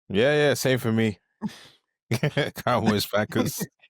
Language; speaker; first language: English; native; English